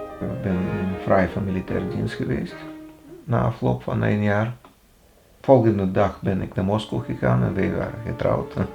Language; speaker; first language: Dutch; non-native, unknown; Russian